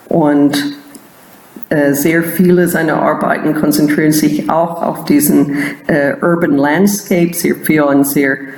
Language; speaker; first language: German; non-native, fluent; English